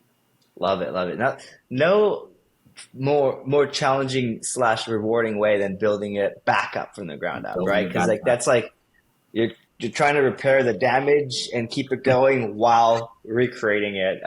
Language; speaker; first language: English; native; English